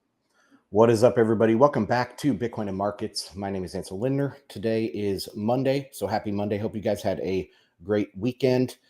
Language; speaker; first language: English; native; English